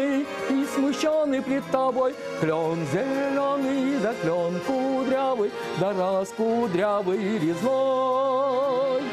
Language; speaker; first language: Russian; native; Russian